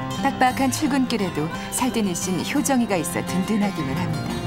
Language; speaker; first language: Korean; native; Korean